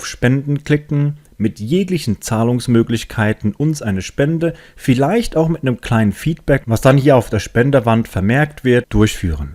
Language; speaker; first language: German; native; German